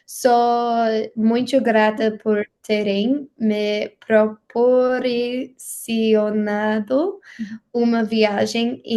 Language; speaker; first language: Portuguese; non-native, learner; English